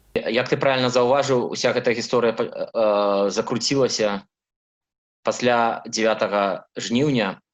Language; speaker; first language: Belarusian; non-native, local second language; Russian